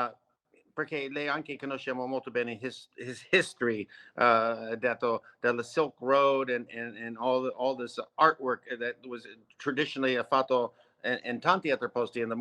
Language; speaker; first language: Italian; non-native, learner; English